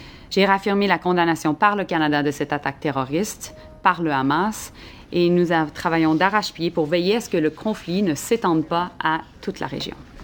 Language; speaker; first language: French; native; French